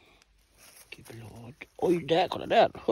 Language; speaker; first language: Swedish; non-native, learner; Thai